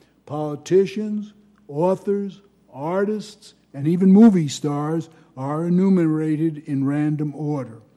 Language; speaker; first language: English; native; English